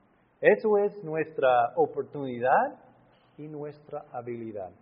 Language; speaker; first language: Spanish; non-native, fluent; English